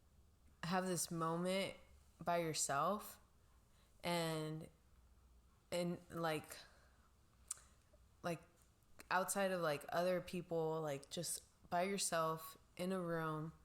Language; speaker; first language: English; non-native, local second language; Spanish